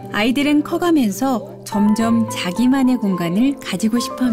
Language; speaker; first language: Korean; native; Korean